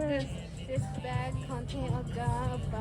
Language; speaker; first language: English; non-native, learner; Chinese